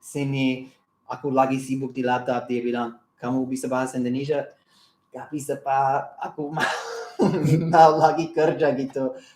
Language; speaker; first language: Indonesian; non-native, learner; English